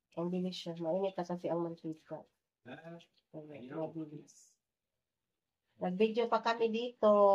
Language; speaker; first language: Filipino; non-native, local second language; Cebuano